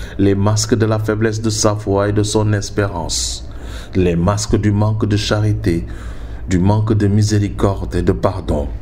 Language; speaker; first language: French; non-native, local second language; Wolof